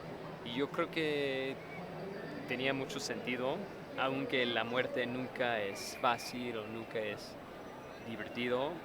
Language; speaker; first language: Spanish; non-native, fluent; English